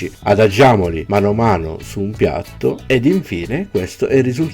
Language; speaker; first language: Italian; native; Italian